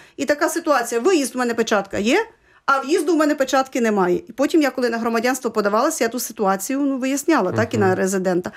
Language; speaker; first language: Ukrainian; native; Ukrainian